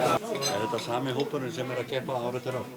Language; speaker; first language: Icelandic; native; Icelandic